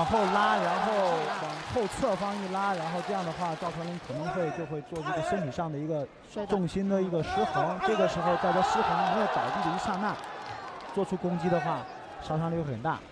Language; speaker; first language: Chinese; native; Chinese